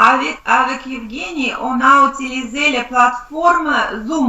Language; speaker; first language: French; non-native, learner; Russian